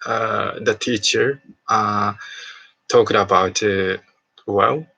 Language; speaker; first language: English; non-native, learner; Japanese